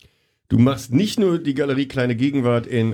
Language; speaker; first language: German; native; German